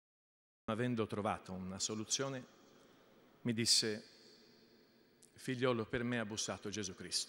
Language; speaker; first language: Italian; non-native, fluent; Albanian